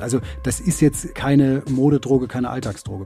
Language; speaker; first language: German; native; German